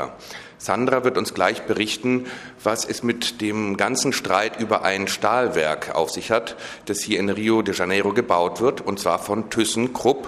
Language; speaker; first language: German; native; German